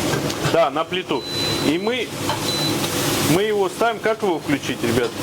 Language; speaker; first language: Russian; native; Russian